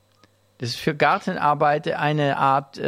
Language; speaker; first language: German; native; German